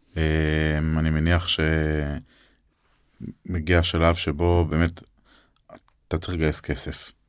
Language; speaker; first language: Hebrew; native; Hebrew